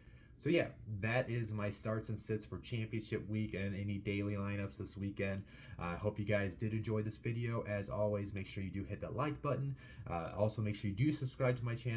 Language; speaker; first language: English; native; English